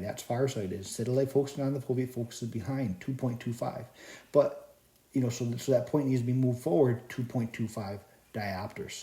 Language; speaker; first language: English; native; English